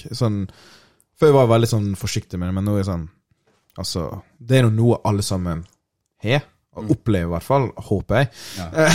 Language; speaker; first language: Norwegian; early bilingual, other home language; Somali